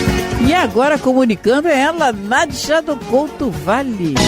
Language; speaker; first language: Portuguese; native; Portuguese